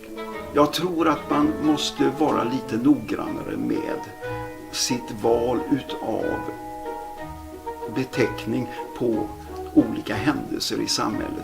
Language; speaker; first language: Swedish; native; Swedish